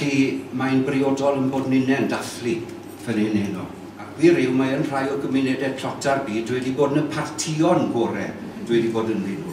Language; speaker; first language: Welsh; native; Welsh